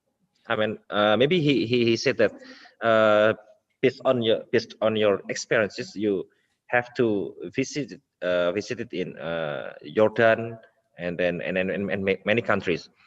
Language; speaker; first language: English; non-native, local second language; Indonesian